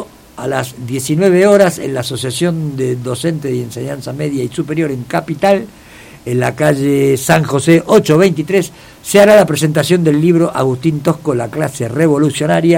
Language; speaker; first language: Spanish; native; Spanish